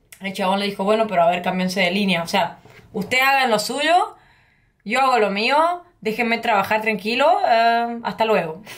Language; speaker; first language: Spanish; native; Spanish